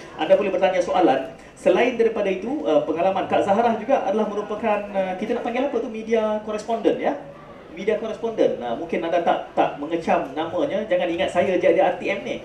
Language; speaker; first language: Malay; native; Malay